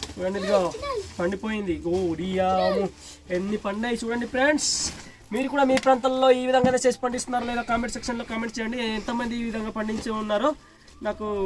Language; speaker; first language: Telugu; non-native, local second language; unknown